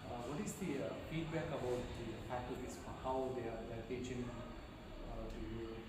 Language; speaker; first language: English; non-native, local second language; Tamil